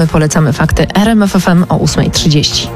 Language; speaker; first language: Polish; native; Polish